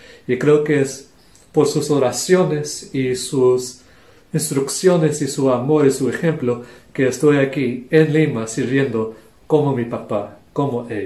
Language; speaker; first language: Spanish; non-native, local second language; English